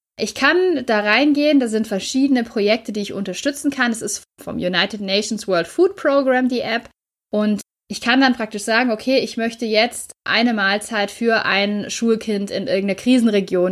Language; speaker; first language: German; native; German